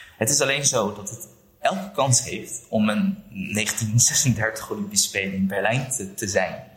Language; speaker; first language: Dutch; early bilingual, other home language; Uyghur